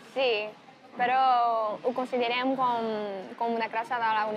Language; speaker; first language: Catalan; non-native, learner; Chinese